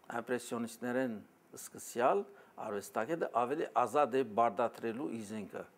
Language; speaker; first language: Armenian; early bilingual, heritage; Armenian